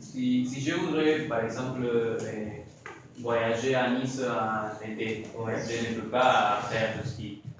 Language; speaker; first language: French; non-native, learner; Spanish